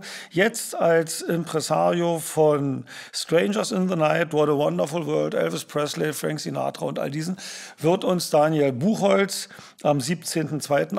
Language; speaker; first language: German; native; German